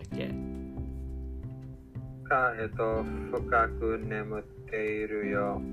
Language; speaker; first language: Japanese; non-native, learner; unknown